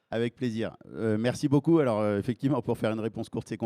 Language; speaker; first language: French; native; French